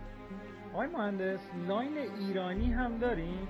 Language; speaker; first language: Persian; native; Persian